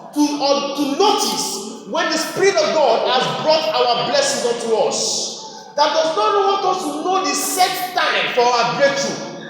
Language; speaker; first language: English; non-native, local second language; Yoruba